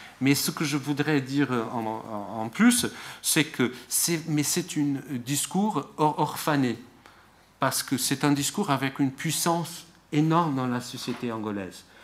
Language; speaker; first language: French; non-native, fluent; Portuguese